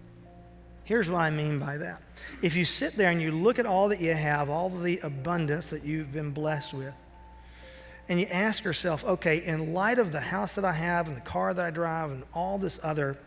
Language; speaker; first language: English; native; English